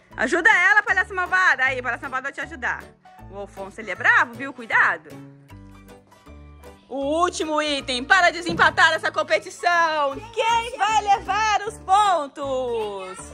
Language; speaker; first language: Portuguese; native; Portuguese